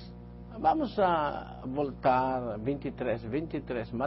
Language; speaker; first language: Portuguese; non-native, learner; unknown